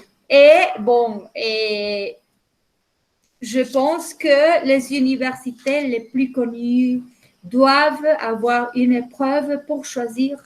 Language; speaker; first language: French; non-native, fluent; Spanish